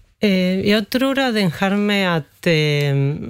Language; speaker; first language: Swedish; non-native, fluent; Spanish